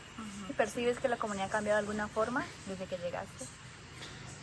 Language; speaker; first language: Spanish; native; Spanish